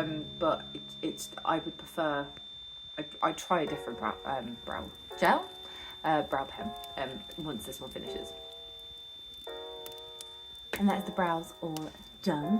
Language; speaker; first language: English; native; English